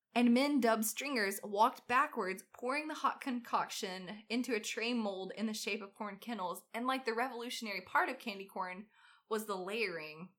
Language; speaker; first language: English; native; English